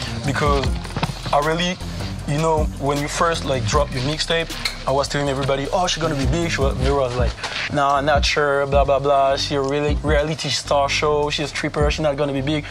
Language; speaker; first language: English; non-native, fluent; French